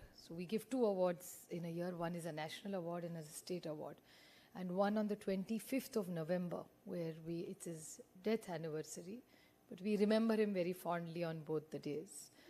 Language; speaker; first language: English; non-native, local second language; Marathi